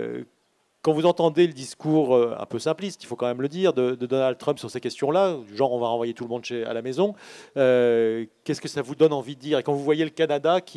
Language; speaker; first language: French; native; French